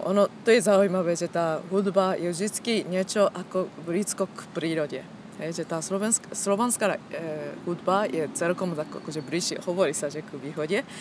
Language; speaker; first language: Slovak; non-native, learner; Japanese